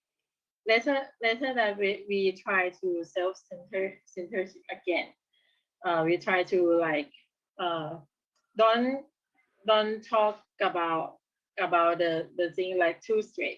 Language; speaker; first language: English; non-native, learner; Thai